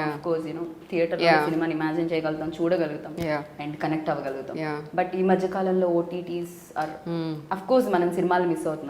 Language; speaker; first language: Telugu; native; Telugu